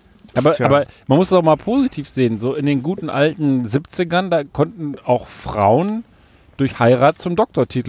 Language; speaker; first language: German; native; German